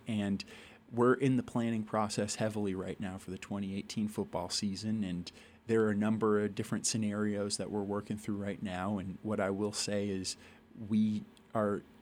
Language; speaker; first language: English; native; English